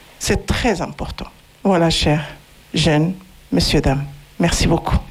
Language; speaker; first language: French; non-native, fluent; Arabic